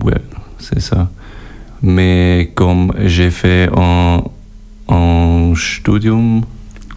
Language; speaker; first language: French; non-native, learner; German